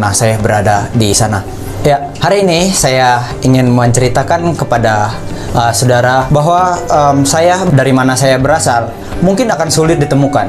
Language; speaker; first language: Indonesian; non-native, local second language; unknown